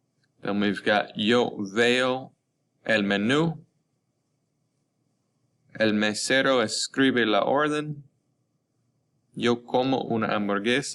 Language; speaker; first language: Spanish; non-native, fluent; English